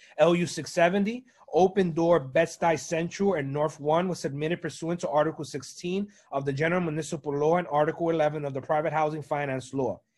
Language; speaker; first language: English; native; English